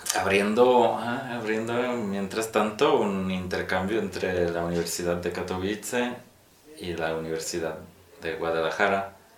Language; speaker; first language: Spanish; non-native, fluent; Polish